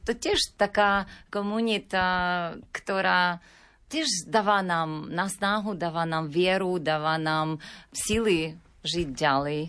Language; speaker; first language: Slovak; non-native, learner; Ukrainian